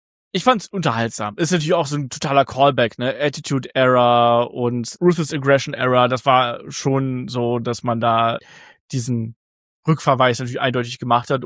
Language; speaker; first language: German; native; German